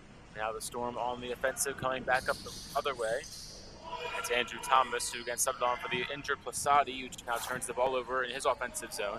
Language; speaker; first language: English; native; English